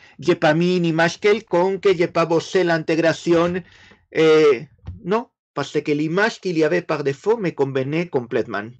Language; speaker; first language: French; non-native, fluent; Spanish